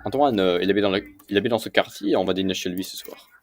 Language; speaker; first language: French; non-native, learner; English